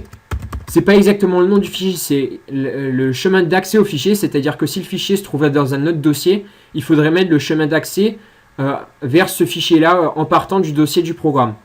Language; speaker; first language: French; native; French